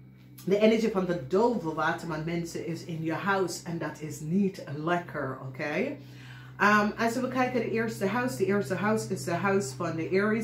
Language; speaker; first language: Dutch; non-native, learner; English